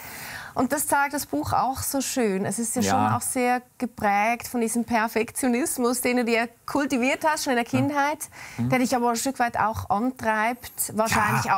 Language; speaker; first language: German; native; German